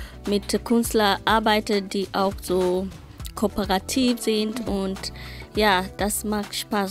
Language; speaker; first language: German; non-native, learner; Swahili